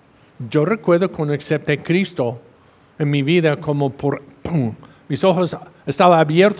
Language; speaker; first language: Spanish; non-native, fluent; English